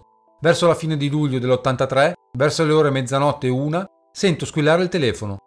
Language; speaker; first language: Italian; native; Italian